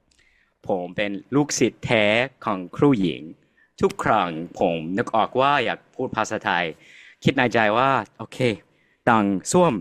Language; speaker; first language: Thai; non-native, fluent; English